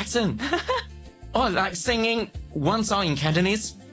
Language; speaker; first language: English; non-native, local second language; Chinese